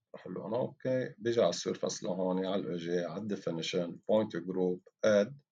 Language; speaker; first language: Arabic; native; Arabic